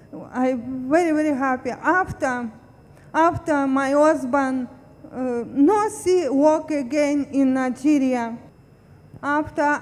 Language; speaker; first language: English; non-native, learner; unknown